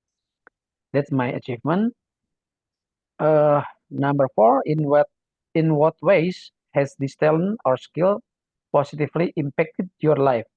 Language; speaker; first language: English; non-native, learner; Indonesian